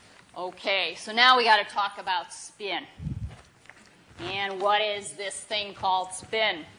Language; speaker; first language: English; native; English